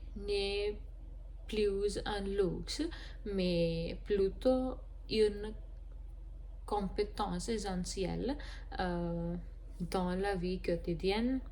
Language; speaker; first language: French; non-native, learner; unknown